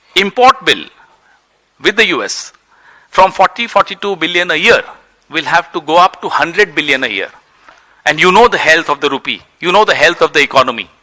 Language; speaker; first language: English; non-native, local second language; Hindi